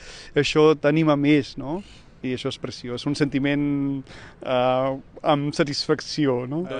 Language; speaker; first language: Catalan; non-native, fluent; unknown